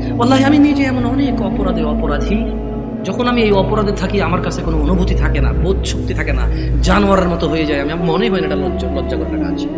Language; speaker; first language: Bangla; early bilingual, heritage; Bangla